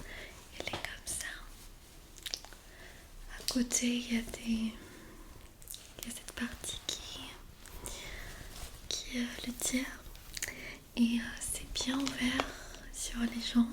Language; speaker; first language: French; non-native, fluent; Armenian